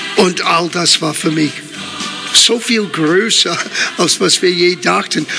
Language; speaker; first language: German; non-native, fluent; English